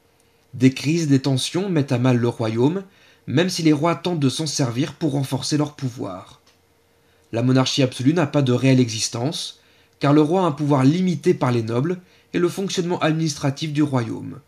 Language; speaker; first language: French; native; French